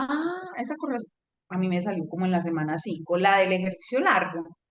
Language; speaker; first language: Spanish; native; Spanish